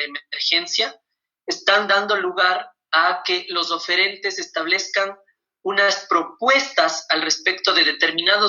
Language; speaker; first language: Spanish; native; Spanish